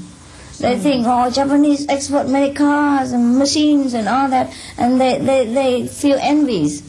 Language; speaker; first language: English; non-native, fluent; Vietnamese